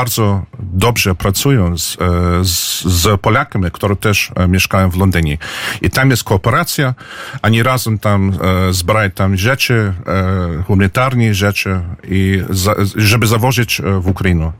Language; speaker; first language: Polish; early bilingual, heritage; English